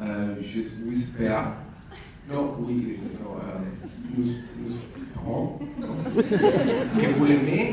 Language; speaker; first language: French; non-native, learner; Italian